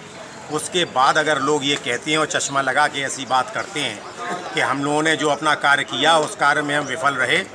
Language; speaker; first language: Hindi; native; Hindi